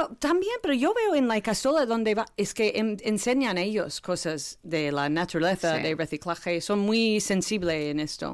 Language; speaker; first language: Spanish; non-native, learner; English